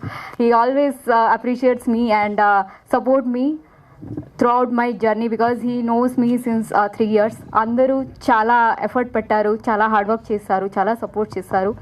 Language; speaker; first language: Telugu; non-native, learner; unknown